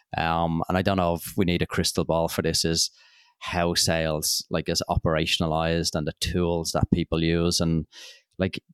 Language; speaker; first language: English; native; English